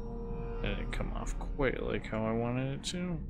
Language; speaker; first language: English; native; English